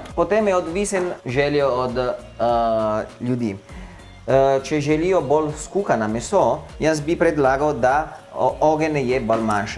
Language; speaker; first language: Slovenian; non-native, learner; Italian